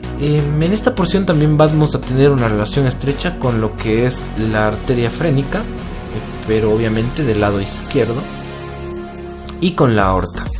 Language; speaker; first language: Spanish; native; Spanish